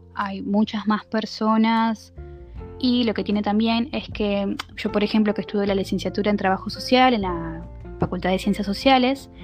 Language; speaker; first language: Spanish; native; Spanish